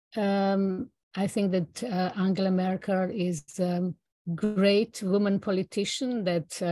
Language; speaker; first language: English; non-native, fluent; Slovenian